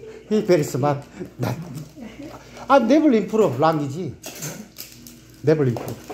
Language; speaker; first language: English; non-native, learner; Korean